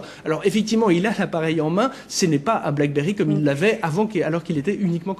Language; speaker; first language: French; native; French